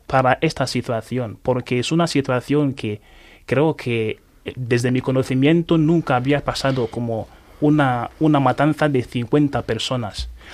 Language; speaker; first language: Spanish; non-native, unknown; Igbo